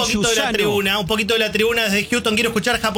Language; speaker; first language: Spanish; native; Spanish